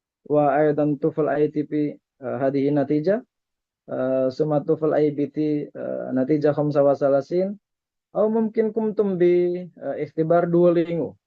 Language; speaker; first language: Arabic; non-native, fluent; Indonesian